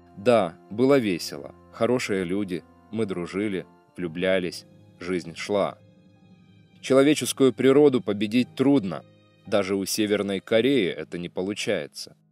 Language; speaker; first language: Russian; native; Russian